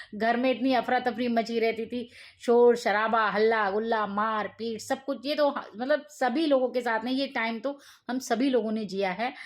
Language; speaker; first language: Hindi; native; Hindi